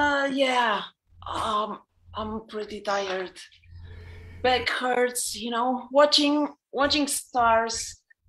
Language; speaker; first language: English; non-native, fluent; Polish